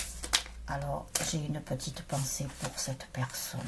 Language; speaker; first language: French; native; French